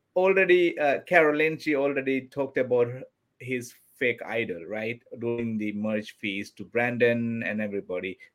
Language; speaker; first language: English; non-native, local second language; Tamil